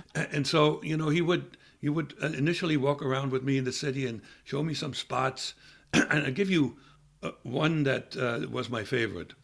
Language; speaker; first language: English; non-native, fluent; German